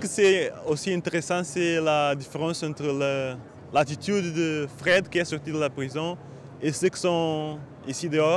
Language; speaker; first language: French; non-native, fluent; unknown